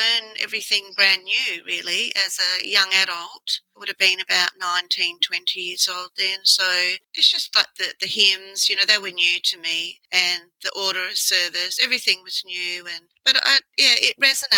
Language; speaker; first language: English; native; English